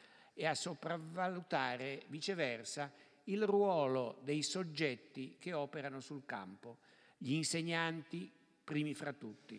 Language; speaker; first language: Italian; native; Italian